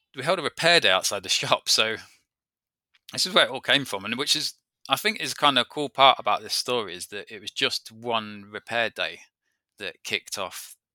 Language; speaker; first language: English; native; English